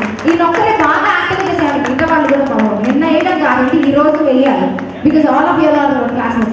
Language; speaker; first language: Telugu; native; Telugu